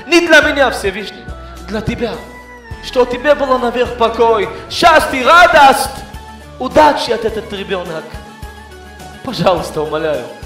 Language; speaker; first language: Russian; early bilingual, heritage; Hebrew